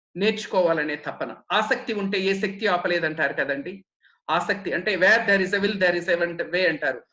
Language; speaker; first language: Telugu; native; Telugu